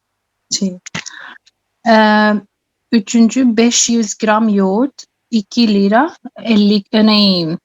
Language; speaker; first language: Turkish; non-native, learner; Urdu